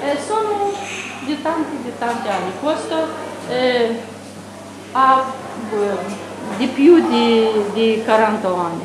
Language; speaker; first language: Italian; non-native, learner; Romanian